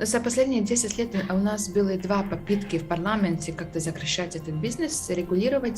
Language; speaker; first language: Russian; non-native, fluent; Latvian